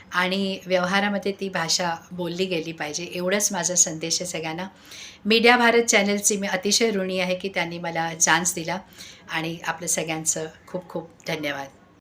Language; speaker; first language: Marathi; non-native, local second language; Sindhi